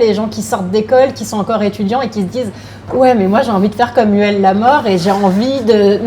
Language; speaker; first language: French; native; French